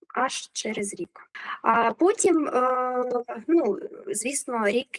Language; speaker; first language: Ukrainian; native; Ukrainian